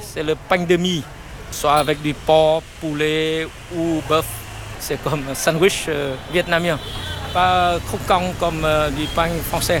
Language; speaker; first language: French; non-native, fluent; Vietnamese